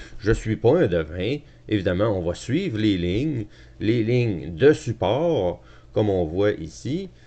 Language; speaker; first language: French; native; French